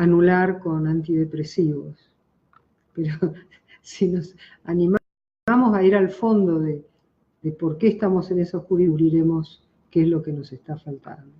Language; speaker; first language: Spanish; native; Spanish